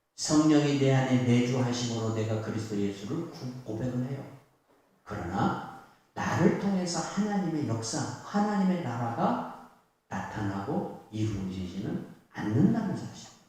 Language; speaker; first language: Korean; native; Korean